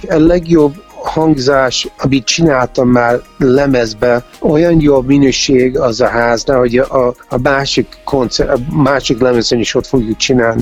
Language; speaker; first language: Hungarian; early bilingual, heritage; Hungarian